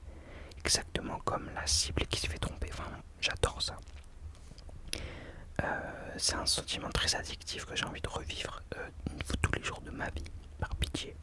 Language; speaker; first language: French; native; French